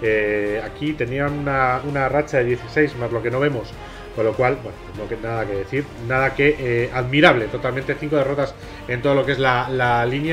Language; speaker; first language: Spanish; native; Spanish